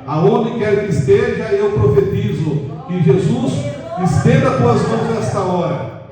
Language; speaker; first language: Portuguese; native; Portuguese